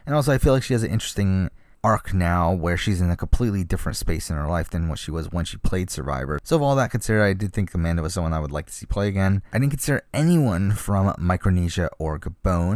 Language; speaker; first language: English; native; English